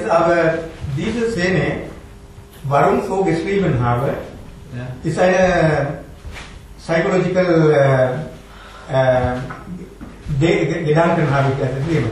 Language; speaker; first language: German; non-native, learner; Tamil